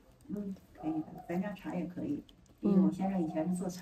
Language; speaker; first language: Chinese; native; Chinese